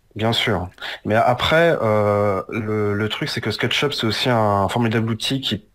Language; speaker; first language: French; native; French